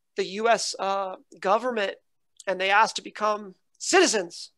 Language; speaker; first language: English; native; English